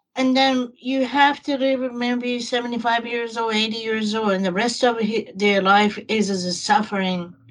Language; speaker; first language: English; non-native, learner; Japanese